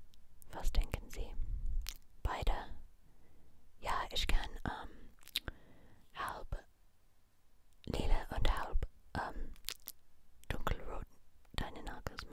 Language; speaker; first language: German; non-native, learner; English